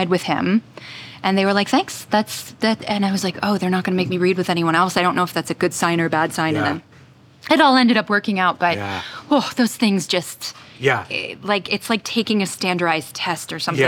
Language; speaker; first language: English; native; English